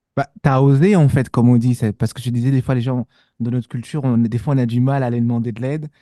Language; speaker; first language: French; native; French